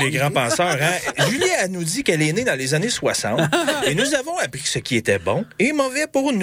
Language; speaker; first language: French; native; French